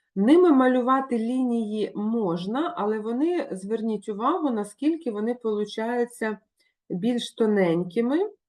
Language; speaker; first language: Ukrainian; non-native, local second language; Russian